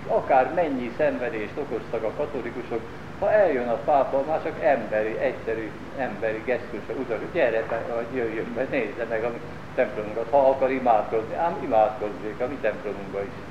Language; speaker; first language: Hungarian; native; Hungarian